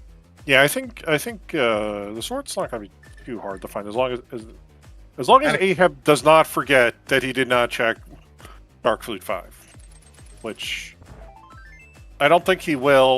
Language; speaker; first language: English; native; English